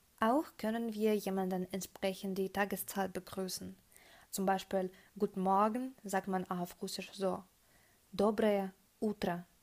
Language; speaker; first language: German; non-native, fluent; Russian